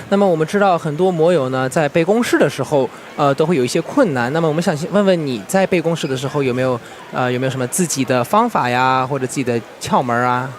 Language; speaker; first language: Chinese; native; Chinese